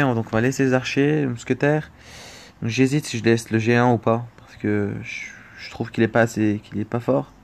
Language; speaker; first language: French; native; French